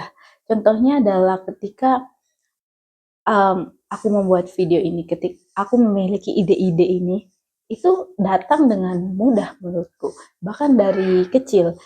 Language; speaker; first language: Indonesian; native; Indonesian